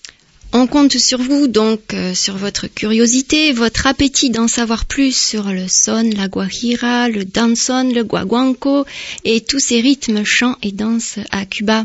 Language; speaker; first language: French; native; French